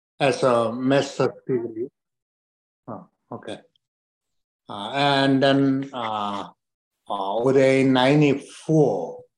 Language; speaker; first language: English; non-native, learner; Korean